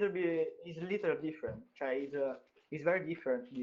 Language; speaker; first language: English; non-native, learner; Italian